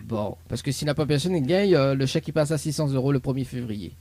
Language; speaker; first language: French; non-native, local second language; Réunion Creole French